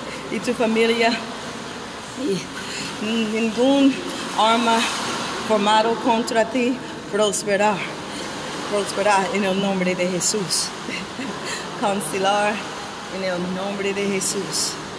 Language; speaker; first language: Spanish; non-native, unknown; English